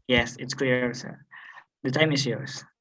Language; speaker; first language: English; non-native, fluent; Indonesian